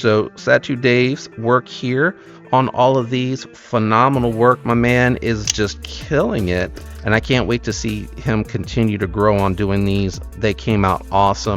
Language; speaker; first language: English; native; English